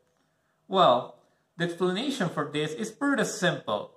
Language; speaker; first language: English; non-native, learner; Spanish